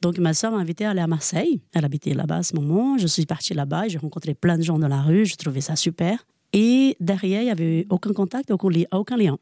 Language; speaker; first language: French; non-native, fluent; Portuguese